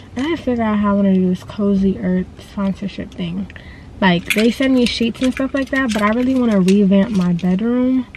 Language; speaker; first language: English; native; English